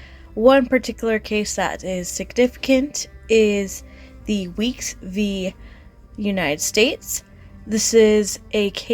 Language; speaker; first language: English; native; English